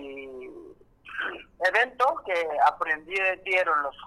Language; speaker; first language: Spanish; non-native, learner; Korean